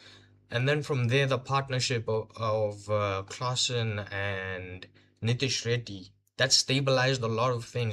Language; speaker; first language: English; non-native, local second language; Hindi